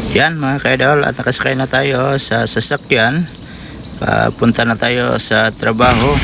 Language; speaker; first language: Filipino; non-native, local second language; Cebuano